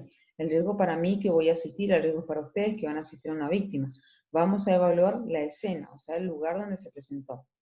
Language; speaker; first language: Spanish; native; Spanish